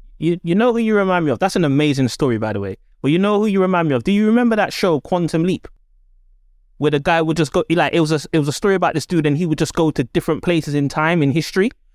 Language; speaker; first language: English; native; English